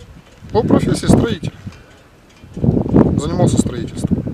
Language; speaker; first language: Russian; native; Russian